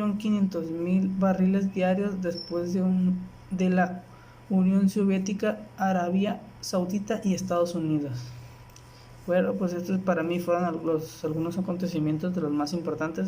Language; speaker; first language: Spanish; native; Spanish